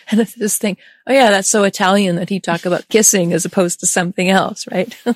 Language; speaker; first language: English; early bilingual, other home language; German